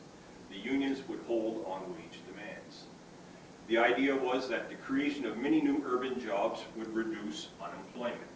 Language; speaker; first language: English; native; English